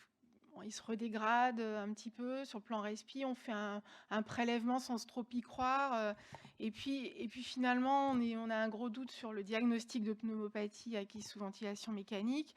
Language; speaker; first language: French; native; French